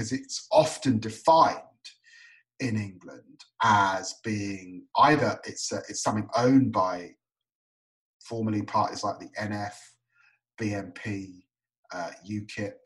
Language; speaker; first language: English; native; English